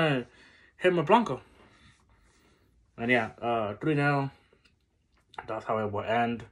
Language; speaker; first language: English; native; English